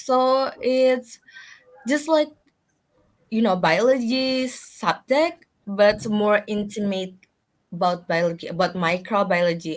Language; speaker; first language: English; non-native, learner; Indonesian